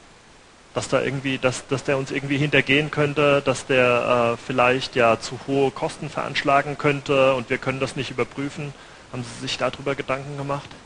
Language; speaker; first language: German; native; German